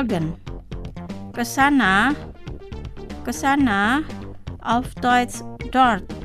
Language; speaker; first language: German; non-native, fluent; Indonesian